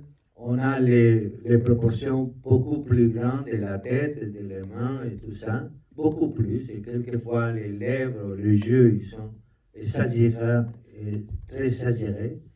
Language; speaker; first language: French; non-native, learner; Spanish